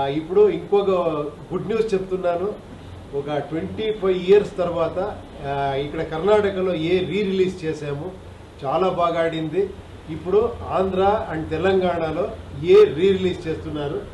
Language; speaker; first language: Telugu; non-native, learner; Kannada